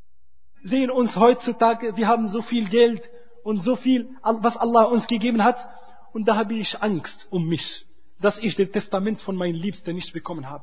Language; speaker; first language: German; non-native, fluent; Arabic